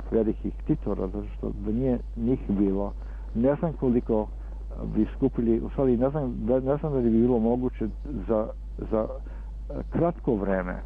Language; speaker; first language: Serbian; early bilingual, heritage; Serbian